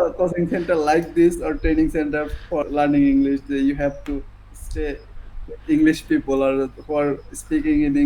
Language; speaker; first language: English; non-native, learner; Bangla